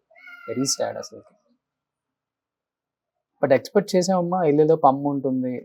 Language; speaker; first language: Telugu; native; Telugu